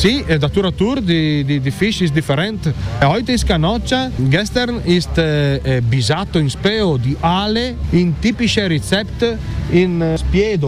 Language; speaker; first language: German; non-native, learner; Italian